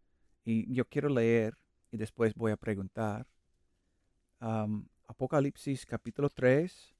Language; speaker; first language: Spanish; non-native, learner; English